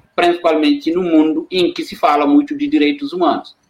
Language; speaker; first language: Portuguese; non-native, fluent; Wolof